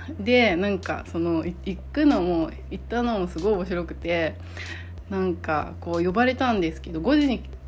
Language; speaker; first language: Japanese; native; Japanese